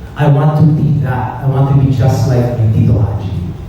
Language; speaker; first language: English; native; English